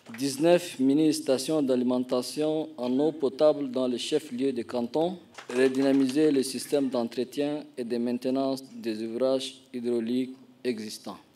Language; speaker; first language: French; non-native, local second language; Arabic